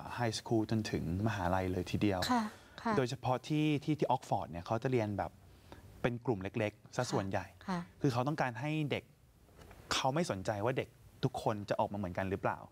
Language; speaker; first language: Thai; native; Thai